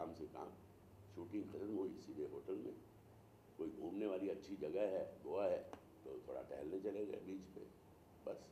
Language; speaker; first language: Hindi; native; Hindi